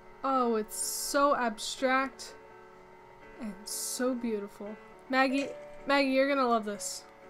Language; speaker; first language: English; native; English